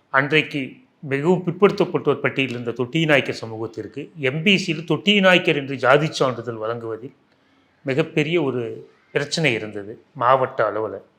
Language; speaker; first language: Tamil; non-native, local second language; Telugu